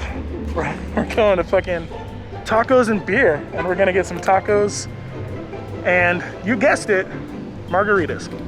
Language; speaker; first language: English; native; English